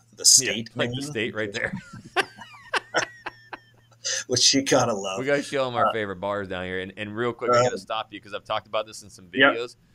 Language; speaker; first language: English; native; English